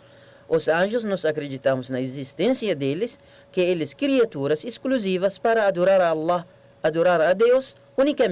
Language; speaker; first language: Portuguese; non-native, learner; Arabic